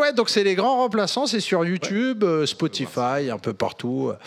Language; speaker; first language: French; native; French